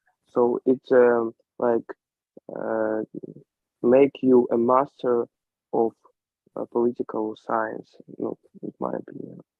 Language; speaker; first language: English; non-native, learner; Ukrainian